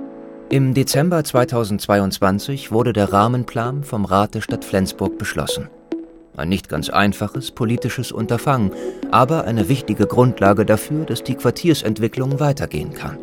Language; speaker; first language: German; native; German